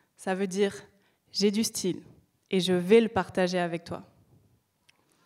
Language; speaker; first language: French; native; French